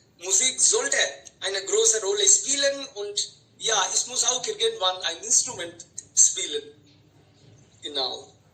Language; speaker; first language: German; non-native, fluent; Hindi